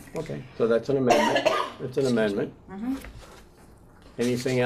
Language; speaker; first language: English; native; English